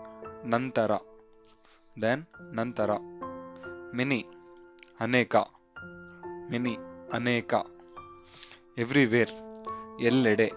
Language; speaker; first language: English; non-native, local second language; Kannada